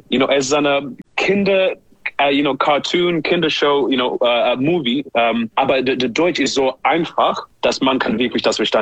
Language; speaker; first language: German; non-native, learner; English